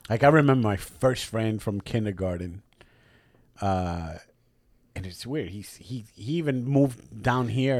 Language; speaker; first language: English; early bilingual, other home language; Spanish